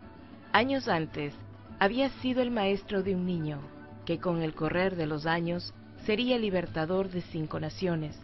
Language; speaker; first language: Spanish; native; Spanish